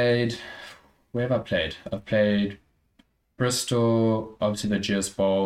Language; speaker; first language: English; native; English